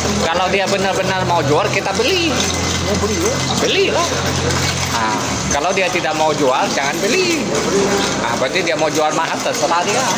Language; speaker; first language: Indonesian; non-native, learner; Vietnamese